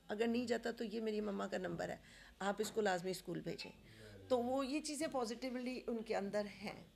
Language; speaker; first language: Urdu; native; Urdu